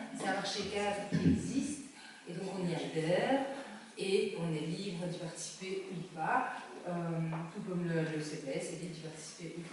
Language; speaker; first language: French; native; French